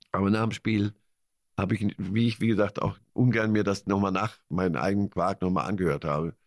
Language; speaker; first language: German; early bilingual, other home language; Polish